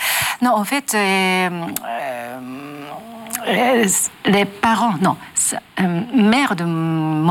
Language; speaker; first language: French; non-native, learner; Japanese